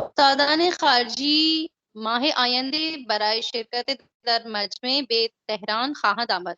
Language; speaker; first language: Persian; non-native, learner; Urdu